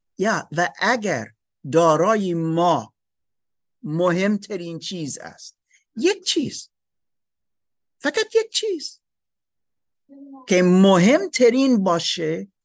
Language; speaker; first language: Persian; non-native, learner; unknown